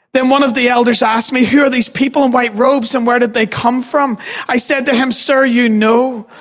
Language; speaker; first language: English; native; English